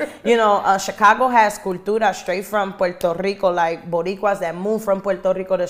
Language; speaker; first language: English; native; English